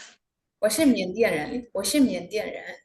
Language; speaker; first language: Chinese; non-native, fluent; Burmese